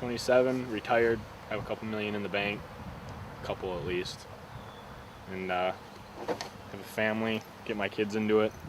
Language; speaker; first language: English; native; English